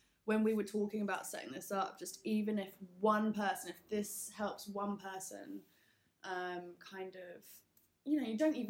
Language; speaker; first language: English; native; English